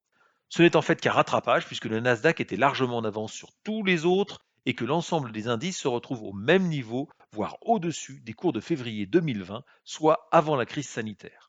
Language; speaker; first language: French; native; French